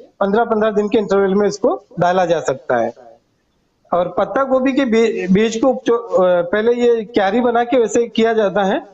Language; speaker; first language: Hindi; non-native, local second language; Gujarati